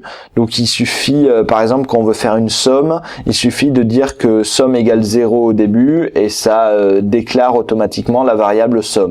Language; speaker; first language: French; native; French